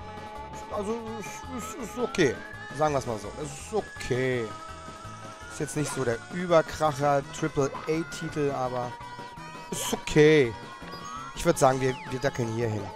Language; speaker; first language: German; native; German